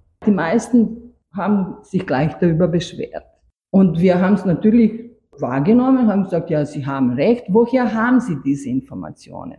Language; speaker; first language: German; non-native, fluent; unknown